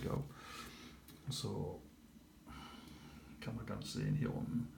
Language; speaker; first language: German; non-native, learner; English